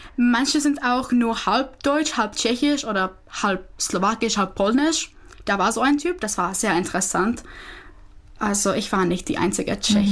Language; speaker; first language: German; non-native, fluent; Czech